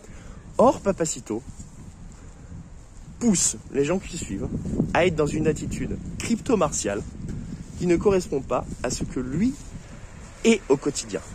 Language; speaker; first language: French; native; French